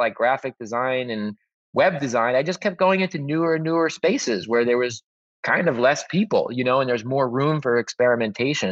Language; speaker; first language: English; native; English